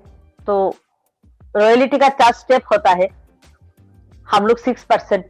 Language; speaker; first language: Hindi; non-native, local second language; Bangla